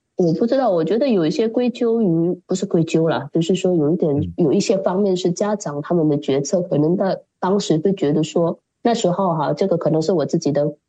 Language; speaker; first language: Chinese; early bilingual, heritage; Chinese